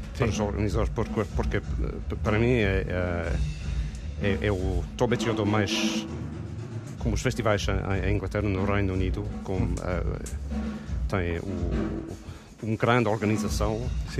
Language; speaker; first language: Portuguese; non-native, learner; English